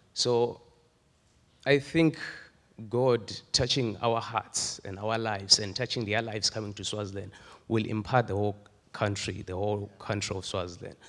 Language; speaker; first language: English; non-native, local second language; Swati